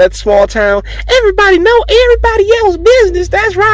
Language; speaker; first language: English; native; English